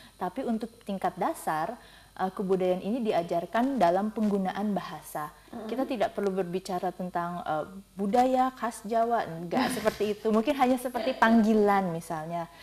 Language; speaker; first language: Indonesian; native; Indonesian